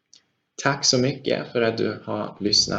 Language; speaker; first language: Swedish; non-native, fluent; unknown